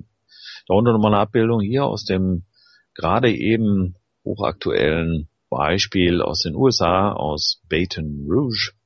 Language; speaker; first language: German; native; German